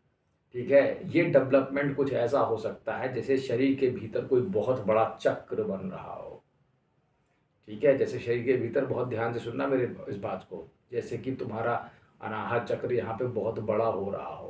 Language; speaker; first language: Hindi; native; Hindi